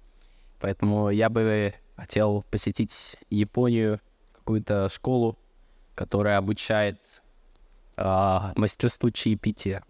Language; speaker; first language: Russian; early bilingual, heritage; Russian